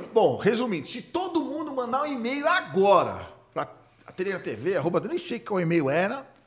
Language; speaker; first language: Portuguese; early bilingual, other home language; Hebrew